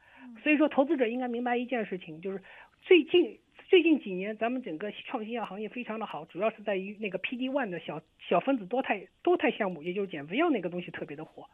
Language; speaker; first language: Chinese; native; Chinese